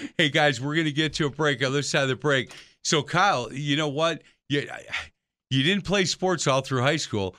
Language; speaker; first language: English; native; English